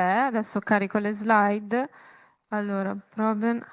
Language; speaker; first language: Italian; native; Italian